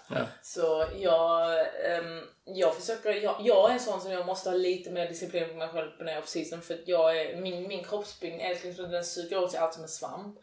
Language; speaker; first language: Swedish; early bilingual, other home language; Persian